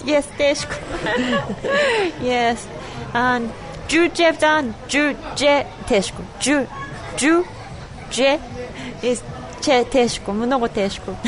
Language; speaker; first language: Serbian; non-native, learner; Japanese